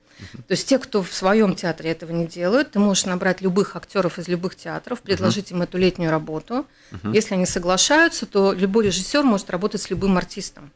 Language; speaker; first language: Russian; native; Russian